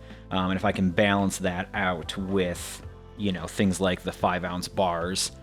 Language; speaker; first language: English; native; English